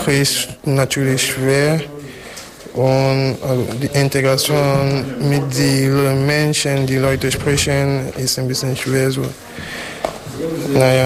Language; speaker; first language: German; non-native, learner; French